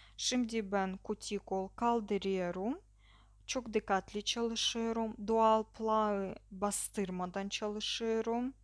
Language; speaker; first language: Turkish; non-native, learner; Russian